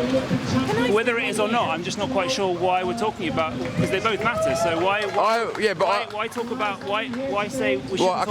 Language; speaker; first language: English; native; English